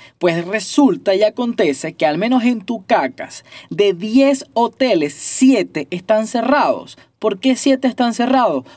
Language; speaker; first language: Spanish; native; Spanish